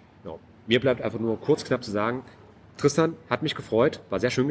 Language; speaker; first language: German; native; German